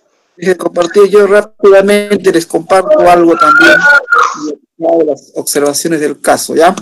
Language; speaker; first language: Spanish; native; Spanish